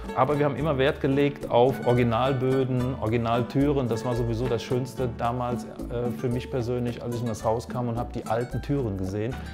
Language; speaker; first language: German; native; German